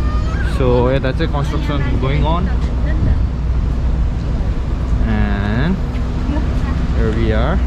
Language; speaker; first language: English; non-native, fluent; Nepali